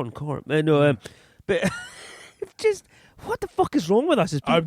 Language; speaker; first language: English; native; English